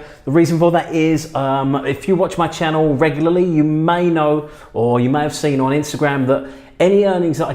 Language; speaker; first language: English; native; English